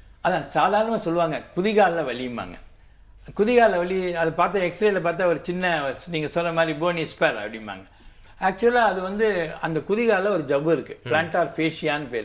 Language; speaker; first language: Tamil; native; Tamil